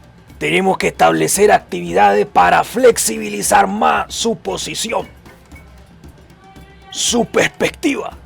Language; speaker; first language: Spanish; native; Spanish